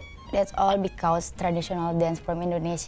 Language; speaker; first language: English; non-native, learner; Indonesian